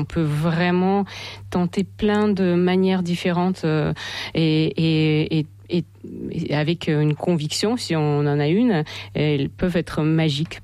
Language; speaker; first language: French; non-native, fluent; Russian